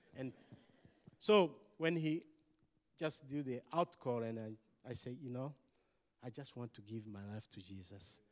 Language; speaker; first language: English; non-native, local second language; Kinyarwanda